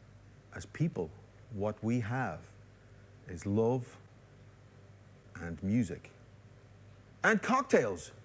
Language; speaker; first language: English; native; English